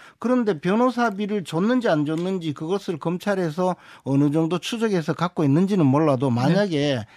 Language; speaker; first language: Korean; native; Korean